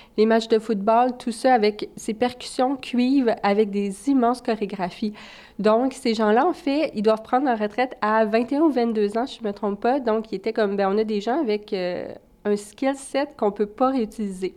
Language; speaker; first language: French; native; French